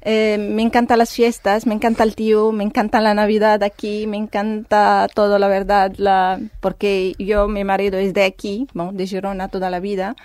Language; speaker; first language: Spanish; non-native, fluent; Arabic